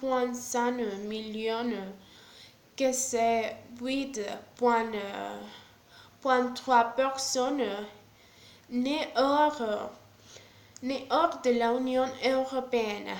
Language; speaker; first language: French; non-native, learner; Spanish